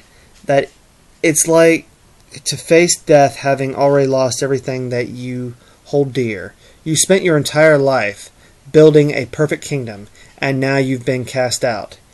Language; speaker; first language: English; native; English